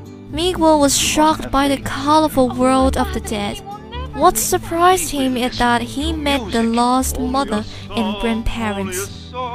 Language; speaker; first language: English; non-native, fluent; Chinese